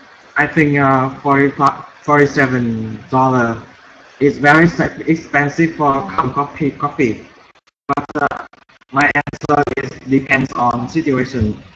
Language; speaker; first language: English; non-native, learner; Vietnamese